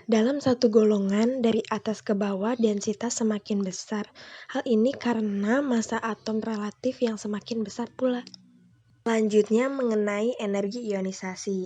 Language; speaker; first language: Indonesian; native; Indonesian